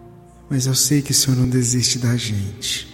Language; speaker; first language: Portuguese; native; Portuguese